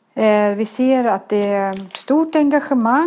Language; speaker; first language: Swedish; early bilingual, other home language; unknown